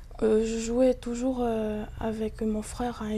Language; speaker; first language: French; non-native, local second language; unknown